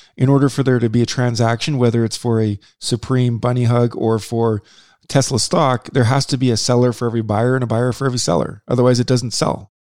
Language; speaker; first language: English; native; English